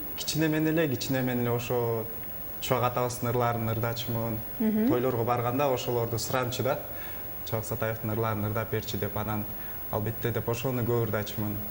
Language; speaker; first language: Kyrgyz; native; Kyrgyz